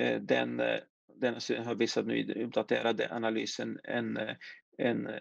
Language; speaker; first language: Swedish; non-native, fluent; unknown